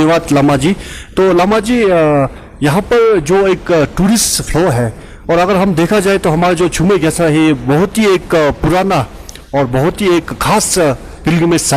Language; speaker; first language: Hindi; native; Hindi